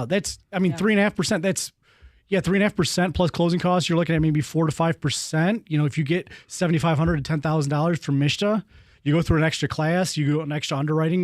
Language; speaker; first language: English; native; English